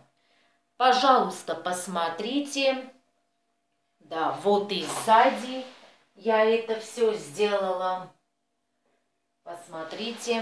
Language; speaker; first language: Russian; non-native, fluent; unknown